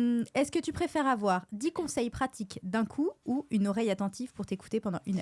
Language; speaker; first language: French; native; French